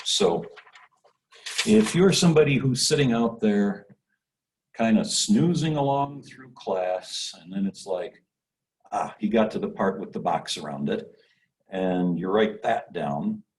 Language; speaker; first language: English; native; English